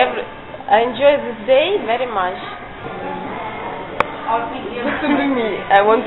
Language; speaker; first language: English; non-native, learner; Russian